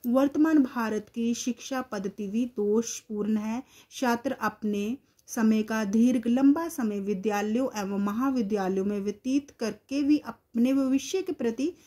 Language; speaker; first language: Hindi; native; Hindi